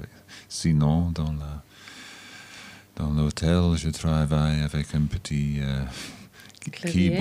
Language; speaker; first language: French; non-native, learner; English